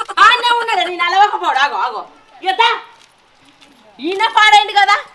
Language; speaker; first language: Telugu; native; Telugu